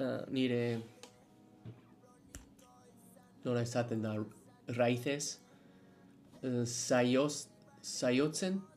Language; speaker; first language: Basque; non-native, learner; English